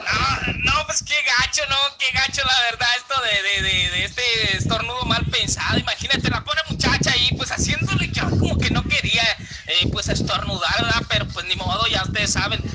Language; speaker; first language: Spanish; native; Spanish